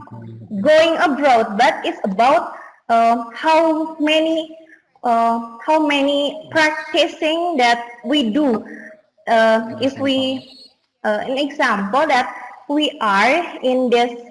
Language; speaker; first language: English; non-native, learner; Indonesian